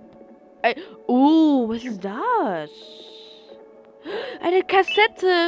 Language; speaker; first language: German; non-native, learner; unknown